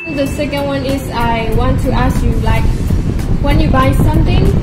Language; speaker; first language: English; non-native, learner; Burmese